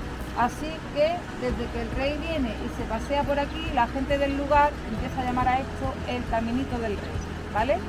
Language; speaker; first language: Spanish; native; Spanish